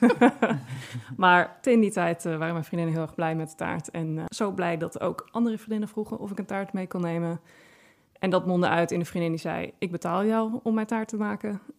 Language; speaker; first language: Dutch; native; Dutch